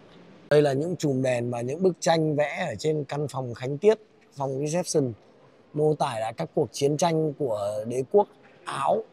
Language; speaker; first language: Vietnamese; native; Vietnamese